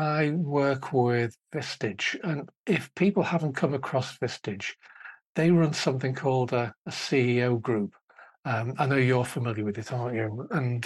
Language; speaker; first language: English; native; English